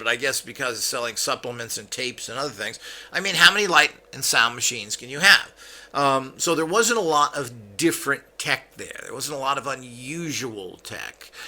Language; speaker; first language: English; native; English